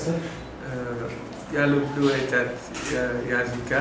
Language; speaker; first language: Russian; non-native, learner; Armenian